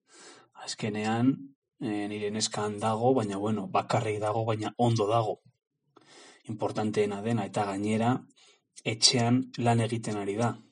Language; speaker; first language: Basque; non-native, learner; Spanish